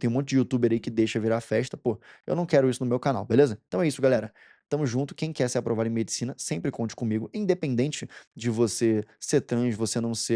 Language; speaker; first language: Portuguese; native; Portuguese